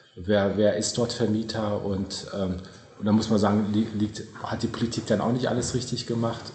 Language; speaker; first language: German; native; German